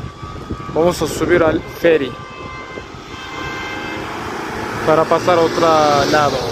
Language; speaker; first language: Spanish; non-native, learner; Turkish